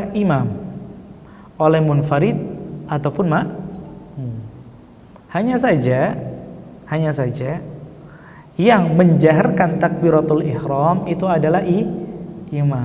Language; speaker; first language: Indonesian; native; Indonesian